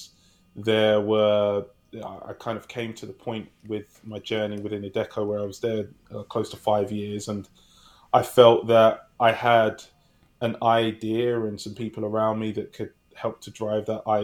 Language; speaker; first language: English; native; English